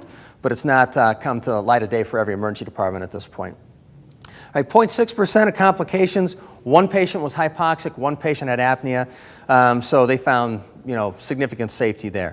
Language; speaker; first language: English; native; English